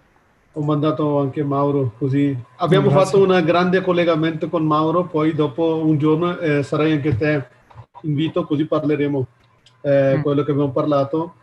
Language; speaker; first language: Italian; non-native, learner; Hindi